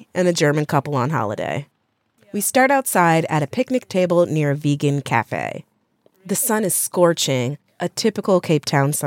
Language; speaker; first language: English; native; English